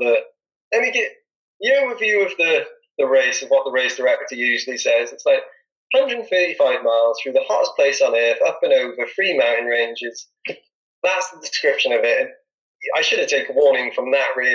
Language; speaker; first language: English; native; English